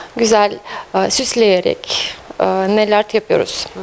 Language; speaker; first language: Turkish; non-native, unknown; Russian